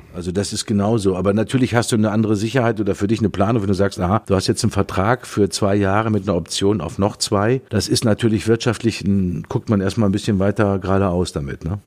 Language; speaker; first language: German; native; German